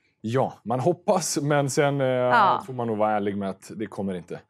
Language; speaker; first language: Swedish; native; Swedish